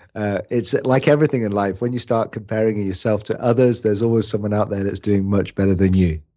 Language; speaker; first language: English; native; English